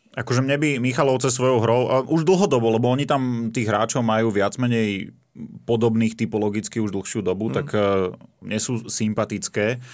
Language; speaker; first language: Slovak; native; Slovak